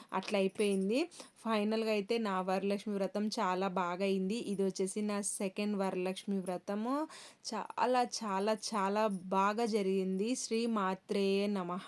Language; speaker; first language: Telugu; non-native, local second language; Kannada